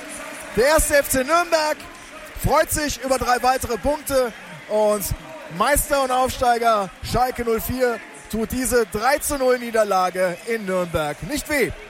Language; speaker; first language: German; native; German